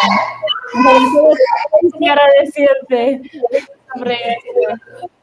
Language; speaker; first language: Spanish; non-native, learner; English